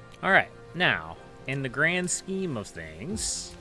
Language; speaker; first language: English; native; English